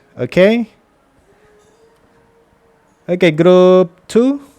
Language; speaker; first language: English; non-native, fluent; Indonesian